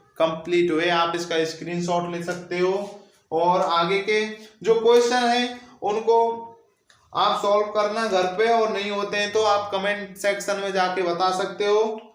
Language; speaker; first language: Hindi; native; Hindi